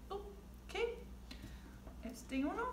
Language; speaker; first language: Spanish; non-native, learner; English